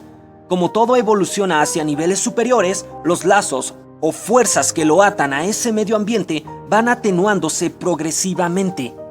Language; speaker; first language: Spanish; native; Spanish